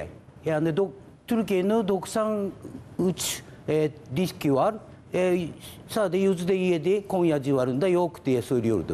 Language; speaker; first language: Turkish; non-native, learner; Japanese